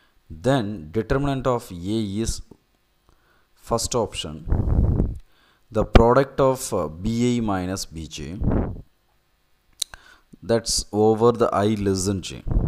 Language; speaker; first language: English; non-native, local second language; Tamil